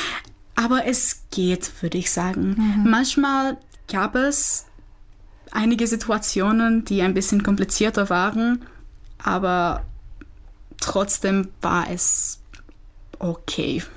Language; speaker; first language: German; non-native, fluent; Czech